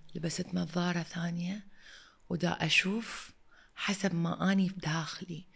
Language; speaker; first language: Arabic; native; Arabic